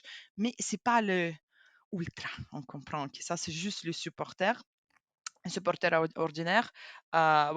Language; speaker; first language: French; non-native, fluent; Ukrainian